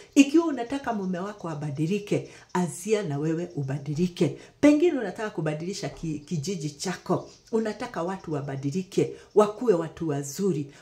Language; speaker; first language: Swahili; non-native, local second language; Kikuyu